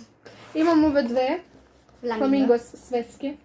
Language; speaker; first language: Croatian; early bilingual, heritage; Croatian